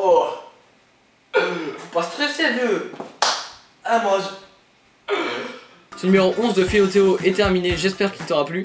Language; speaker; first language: French; native; French